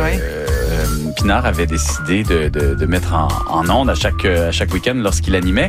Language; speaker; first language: French; native; French